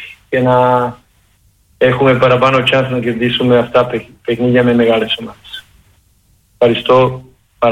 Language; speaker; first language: Greek; non-native, learner; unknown